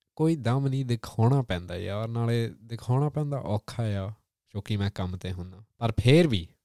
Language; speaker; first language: Punjabi; early bilingual, heritage; Punjabi